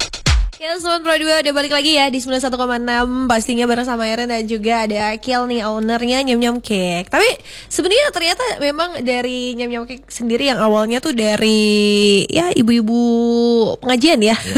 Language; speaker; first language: Indonesian; native; Indonesian